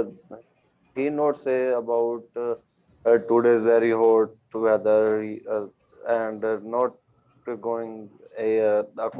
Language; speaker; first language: English; non-native, learner; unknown